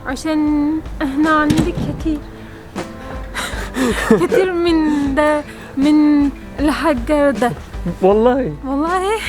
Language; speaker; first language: Arabic; non-native, learner; Turkish